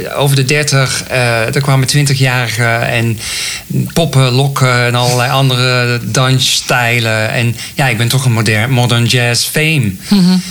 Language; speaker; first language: Dutch; native; Dutch